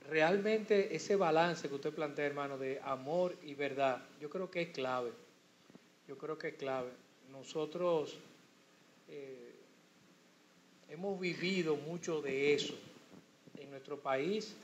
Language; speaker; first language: Spanish; native; Spanish